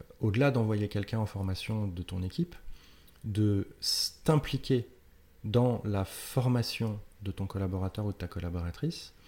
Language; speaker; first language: French; native; French